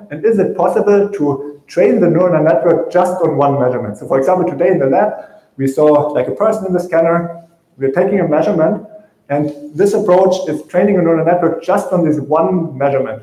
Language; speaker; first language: English; non-native, fluent; German